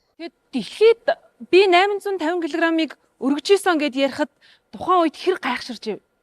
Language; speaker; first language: Mongolian; native; Mongolian